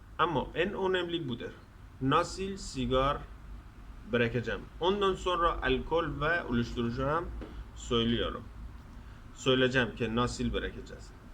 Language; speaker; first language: Turkish; non-native, learner; Persian